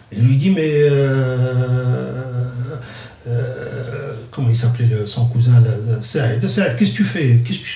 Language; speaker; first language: French; non-native, local second language; Kabyle